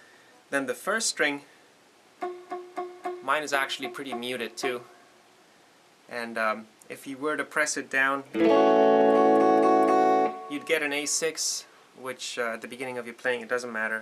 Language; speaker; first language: English; native; English